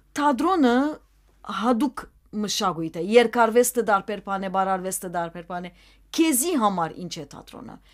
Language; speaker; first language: Armenian; early bilingual, heritage; Armenian